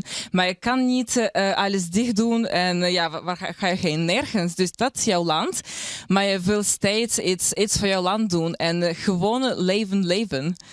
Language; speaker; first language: Dutch; non-native, learner; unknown